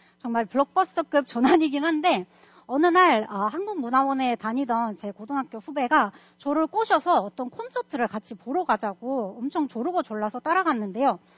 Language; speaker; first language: Korean; non-native, fluent; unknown